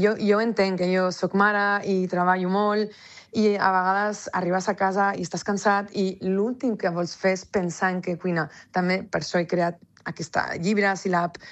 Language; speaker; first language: Catalan; early bilingual, other home language; French